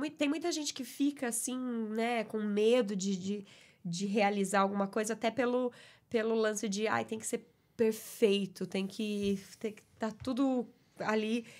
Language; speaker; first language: Portuguese; native; Portuguese